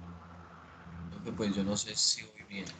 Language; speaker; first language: Spanish; native; Spanish